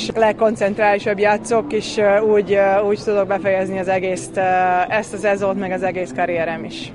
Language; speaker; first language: Hungarian; non-native, fluent; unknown